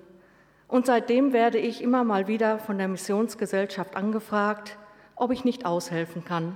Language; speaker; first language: German; native; German